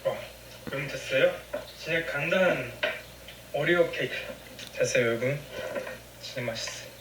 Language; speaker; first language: Korean; non-native, fluent; Chinese